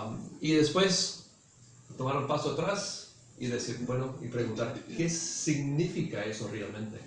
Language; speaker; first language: Spanish; non-native, fluent; English